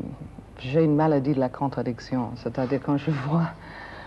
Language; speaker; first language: French; non-native, fluent; English